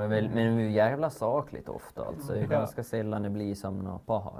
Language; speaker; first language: Swedish; native; Swedish